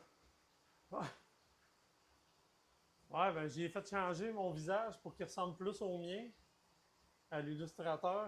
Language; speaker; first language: French; native; French